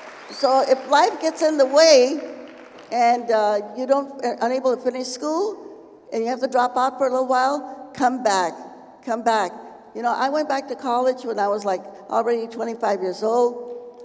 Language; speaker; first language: English; early bilingual, other home language; Spanish